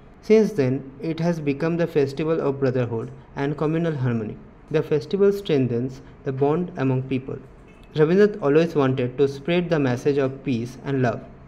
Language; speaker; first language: English; non-native, local second language; Bangla